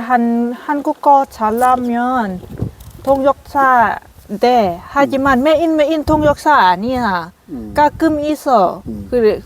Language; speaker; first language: Korean; non-native, learner; Lao